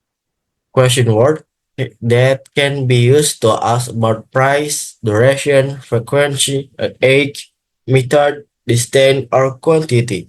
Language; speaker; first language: English; non-native, learner; Indonesian